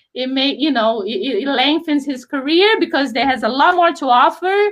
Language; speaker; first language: English; non-native, fluent; Portuguese